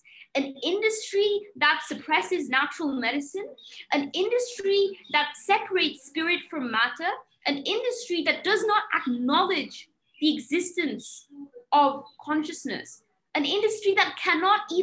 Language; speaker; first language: English; native; English